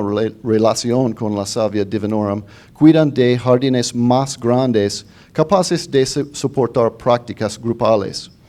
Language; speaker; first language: Spanish; non-native, fluent; English